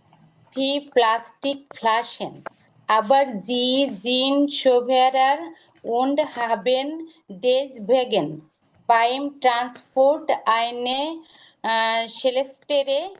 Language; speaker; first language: German; non-native, learner; Bangla